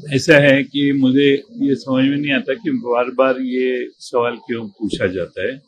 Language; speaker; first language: Hindi; non-native, local second language; Marathi